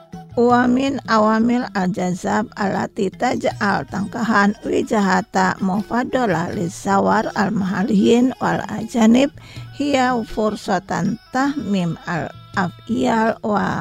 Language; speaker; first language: Arabic; non-native, learner; Indonesian